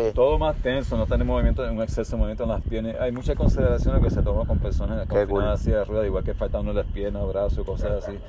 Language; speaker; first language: Spanish; early bilingual, heritage; Spanish